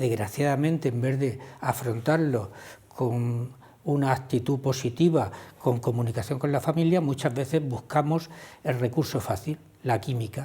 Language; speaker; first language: Spanish; native; Spanish